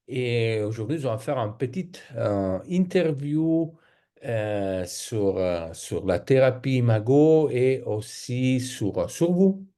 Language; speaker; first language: French; non-native, fluent; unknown